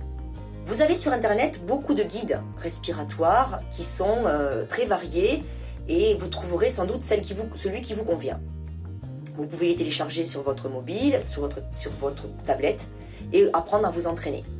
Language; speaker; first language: French; native; French